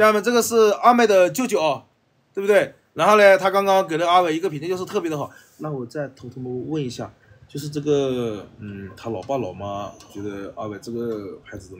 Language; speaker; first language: Chinese; native; Chinese